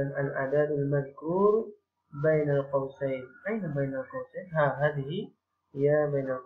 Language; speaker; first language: Arabic; non-native, fluent; Indonesian